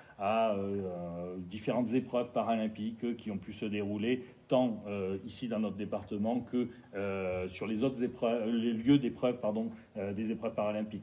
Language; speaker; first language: French; native; French